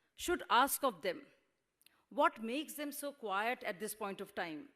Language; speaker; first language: English; non-native, local second language; Hindi